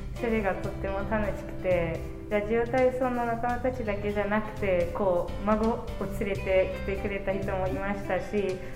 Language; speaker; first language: Japanese; non-native, fluent; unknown